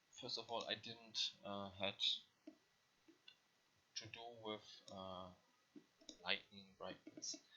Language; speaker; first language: English; non-native, learner; German